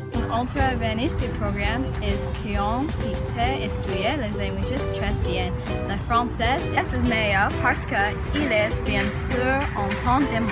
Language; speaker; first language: French; non-native, learner; English